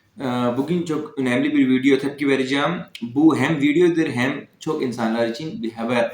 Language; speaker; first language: Turkish; non-native, fluent; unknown